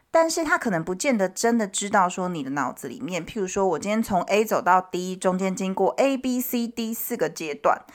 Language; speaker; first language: Chinese; native; Chinese